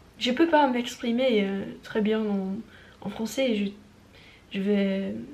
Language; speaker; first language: French; non-native, learner; English